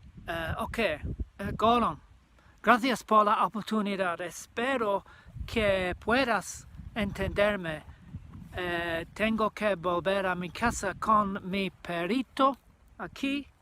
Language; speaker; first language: Spanish; non-native, learner; English